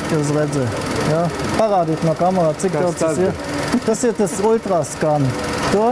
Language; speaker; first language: Latvian; non-native, learner; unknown